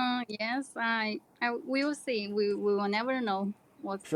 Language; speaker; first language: English; non-native, learner; Chinese